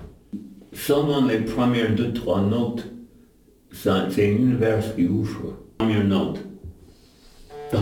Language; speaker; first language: French; non-native, learner; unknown